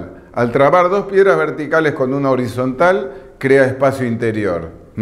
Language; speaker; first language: Spanish; native; Spanish